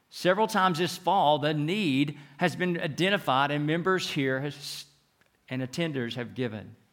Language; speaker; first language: English; native; English